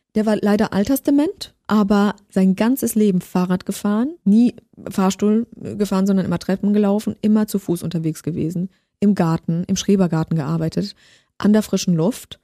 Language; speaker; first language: German; early bilingual, other home language; Polish